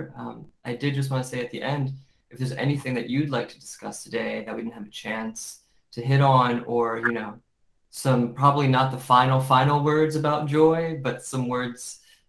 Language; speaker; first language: English; native; English